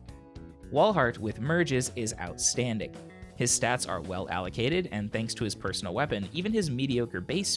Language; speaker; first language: English; native; English